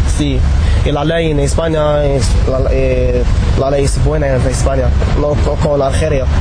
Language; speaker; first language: Spanish; non-native, learner; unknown